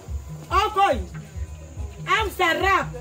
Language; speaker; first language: Filipino; non-native, learner; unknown